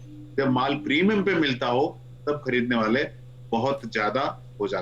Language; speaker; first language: Hindi; native; Hindi